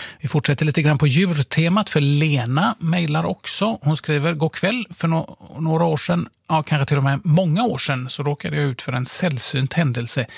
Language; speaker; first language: Swedish; native; Swedish